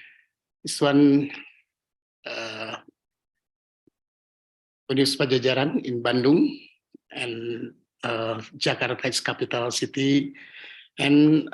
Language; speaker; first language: English; non-native, learner; Indonesian